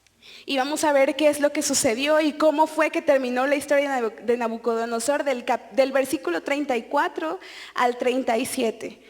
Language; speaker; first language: Spanish; native; Spanish